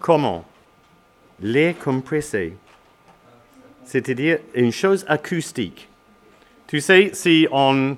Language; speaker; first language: French; non-native, learner; English